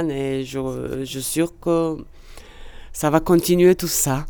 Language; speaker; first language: French; non-native, learner; Georgian